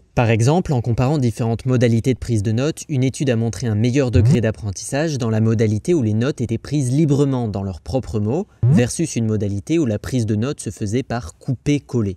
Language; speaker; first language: French; native; French